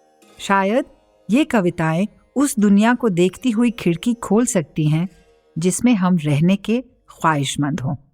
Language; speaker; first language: Hindi; native; Hindi